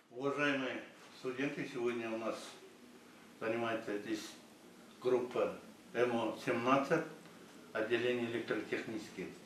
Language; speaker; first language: Russian; non-native, local second language; Kazakh